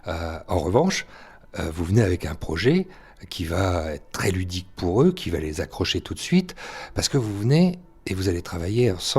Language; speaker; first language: French; native; French